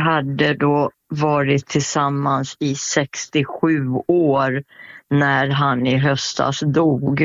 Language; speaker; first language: Swedish; native; Swedish